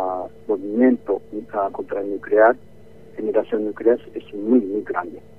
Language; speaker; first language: Spanish; non-native, learner; Japanese